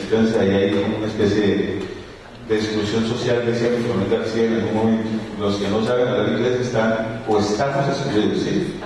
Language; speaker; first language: Spanish; native; Spanish